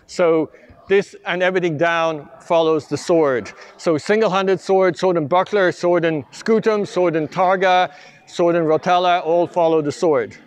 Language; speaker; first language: English; native; English